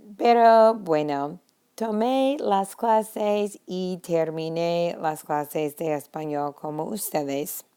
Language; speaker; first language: Spanish; non-native, fluent; English